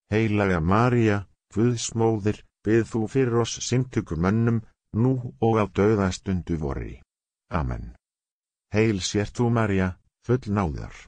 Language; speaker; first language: Icelandic; non-native, learner; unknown